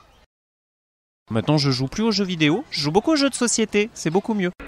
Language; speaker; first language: French; native; French